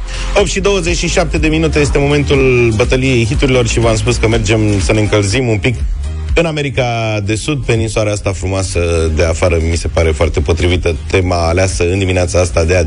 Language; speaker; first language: Romanian; native; Romanian